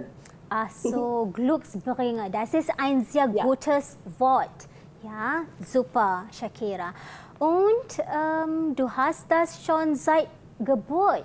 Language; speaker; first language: German; non-native, fluent; Malay